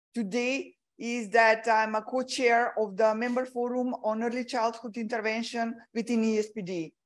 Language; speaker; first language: English; non-native, fluent; Macedonian